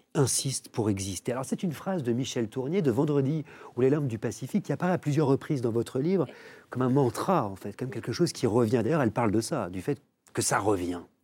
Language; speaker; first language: French; native; French